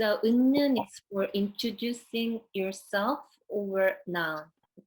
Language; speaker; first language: English; non-native, fluent; Korean